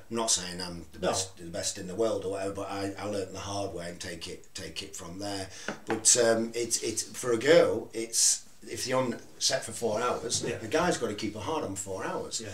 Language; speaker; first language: English; native; English